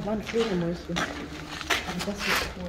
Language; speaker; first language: German; native; German